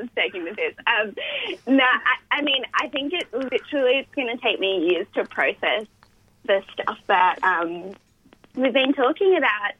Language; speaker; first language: English; native; English